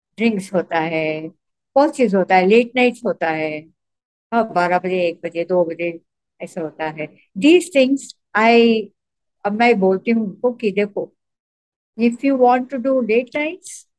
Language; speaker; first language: Hindi; non-native, local second language; Tamil